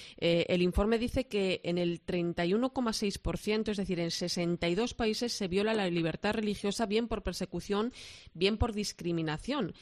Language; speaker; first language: Spanish; native; Spanish